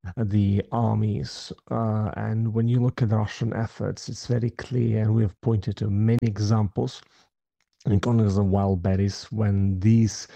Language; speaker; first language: English; non-native, fluent; Ukrainian